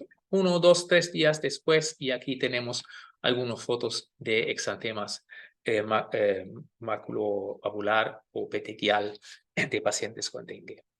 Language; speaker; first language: Spanish; non-native, fluent; German